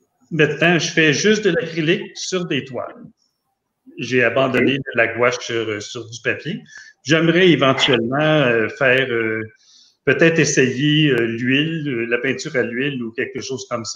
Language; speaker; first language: French; native; French